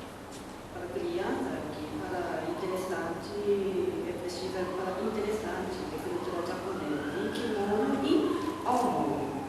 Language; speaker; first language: Portuguese; non-native, learner; Japanese